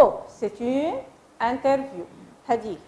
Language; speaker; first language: French; non-native, fluent; Arabic